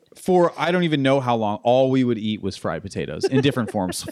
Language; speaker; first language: English; native; English